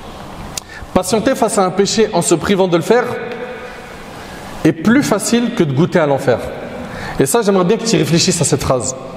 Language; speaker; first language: French; native; French